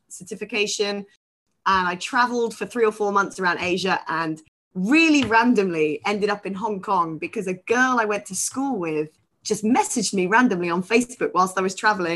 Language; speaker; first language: English; native; English